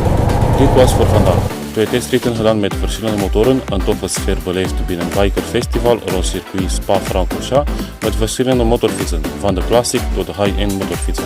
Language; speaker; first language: Dutch; native; Dutch